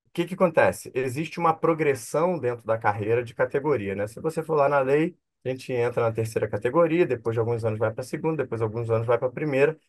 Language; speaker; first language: Portuguese; native; Portuguese